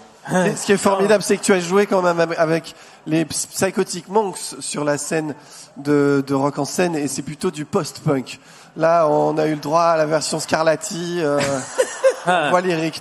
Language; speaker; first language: French; native; French